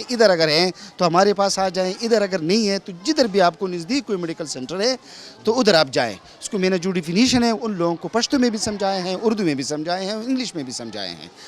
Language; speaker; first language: Urdu; non-native, local second language; Pashto